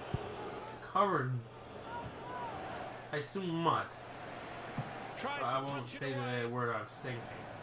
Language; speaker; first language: English; native; English